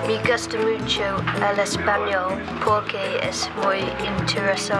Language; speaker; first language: Spanish; non-native, learner; English